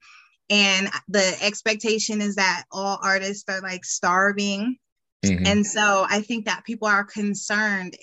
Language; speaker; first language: English; native; English